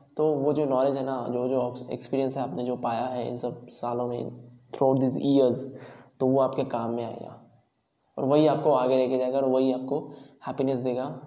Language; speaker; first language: Hindi; non-native, local second language; Marathi